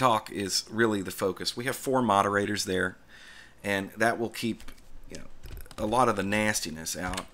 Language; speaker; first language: English; native; English